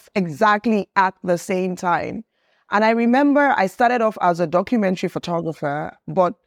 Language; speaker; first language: English; non-native, local second language; Yoruba